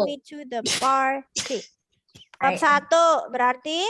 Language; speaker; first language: English; non-native, fluent; Indonesian